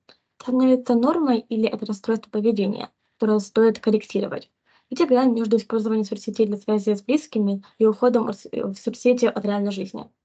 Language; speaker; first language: Russian; native; Russian